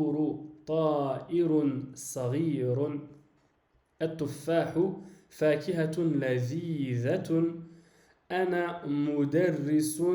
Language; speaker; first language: Arabic; non-native, fluent; French